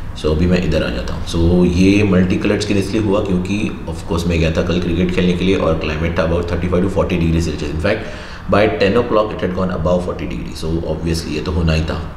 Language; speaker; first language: Hindi; native; Hindi